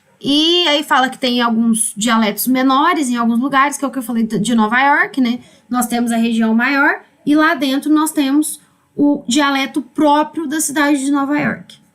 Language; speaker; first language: Portuguese; native; Portuguese